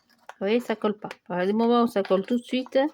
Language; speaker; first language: French; native; French